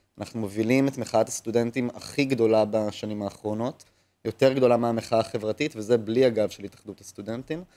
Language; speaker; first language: Hebrew; native; Hebrew